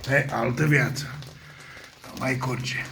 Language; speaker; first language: Romanian; native; Romanian